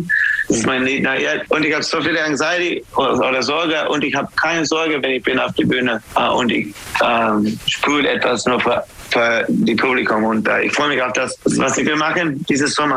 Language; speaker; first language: German; non-native, fluent; English